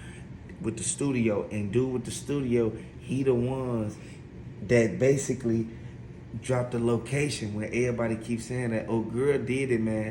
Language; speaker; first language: English; native; English